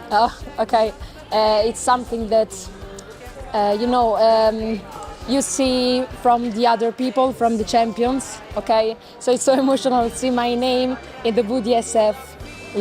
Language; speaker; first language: English; non-native, learner; Italian